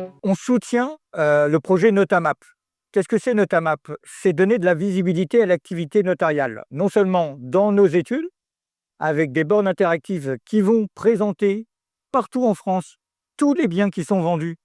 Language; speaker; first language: French; native; French